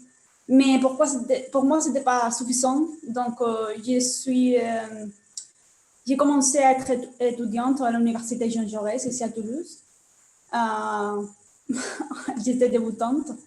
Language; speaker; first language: French; non-native, learner; Spanish